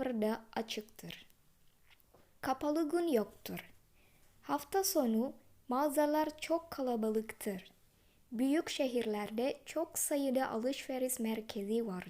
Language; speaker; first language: Turkish; non-native, fluent; Indonesian